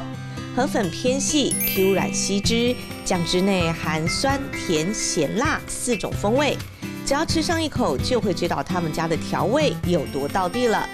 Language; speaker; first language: Chinese; native; Chinese